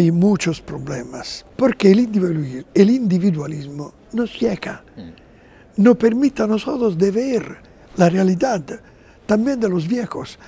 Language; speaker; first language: Spanish; non-native, fluent; Italian